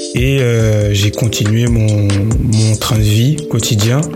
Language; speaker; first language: French; native; French